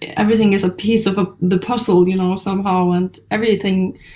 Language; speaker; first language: English; non-native, fluent; Icelandic